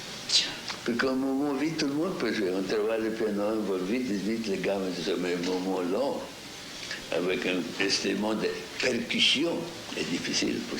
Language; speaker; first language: French; non-native, fluent; Russian